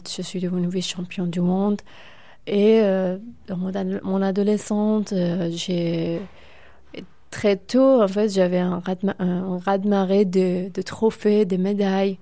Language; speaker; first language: French; non-native, fluent; Persian